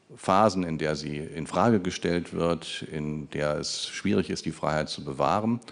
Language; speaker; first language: German; native; German